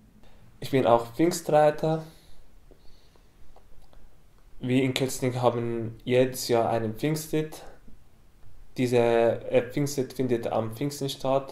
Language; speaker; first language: German; non-native, fluent; Arabic